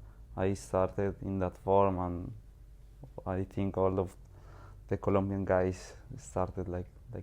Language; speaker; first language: English; non-native, learner; Spanish